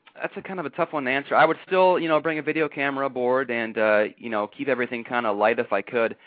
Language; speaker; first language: English; native; English